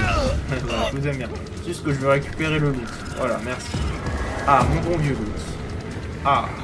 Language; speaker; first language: French; native; French